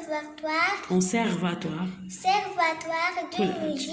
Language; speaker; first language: French; non-native, learner; Arabic